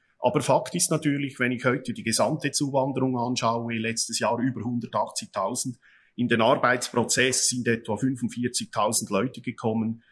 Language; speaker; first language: German; native; German